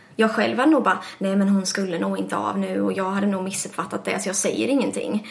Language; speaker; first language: Swedish; early bilingual, other home language; English